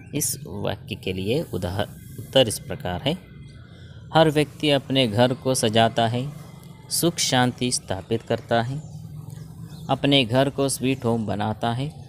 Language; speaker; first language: Hindi; non-native, local second language; Kannada